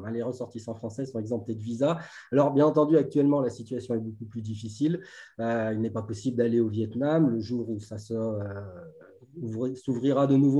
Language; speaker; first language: French; native; French